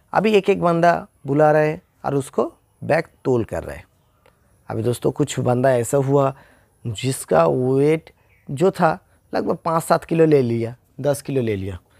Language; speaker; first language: Hindi; non-native, local second language; Bangla